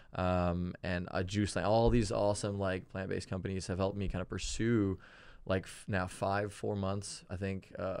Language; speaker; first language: English; early bilingual, other home language; German